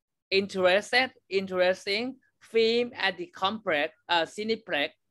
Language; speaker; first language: English; non-native, learner; Thai